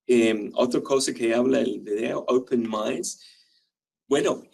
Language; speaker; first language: Spanish; non-native, fluent; English